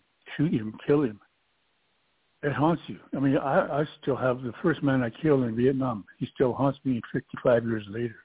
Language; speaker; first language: English; early bilingual, other home language; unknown